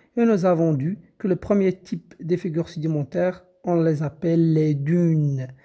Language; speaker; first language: French; non-native, local second language; Arabic